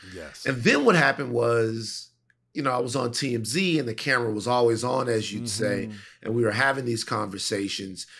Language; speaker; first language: English; native; English